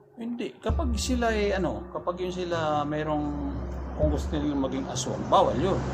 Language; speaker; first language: Filipino; non-native, local second language; Cebuano